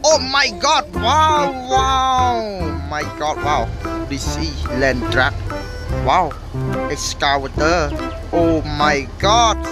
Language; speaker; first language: English; non-native, learner; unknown